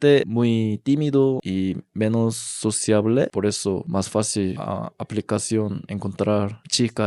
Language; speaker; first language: Spanish; non-native, learner; Korean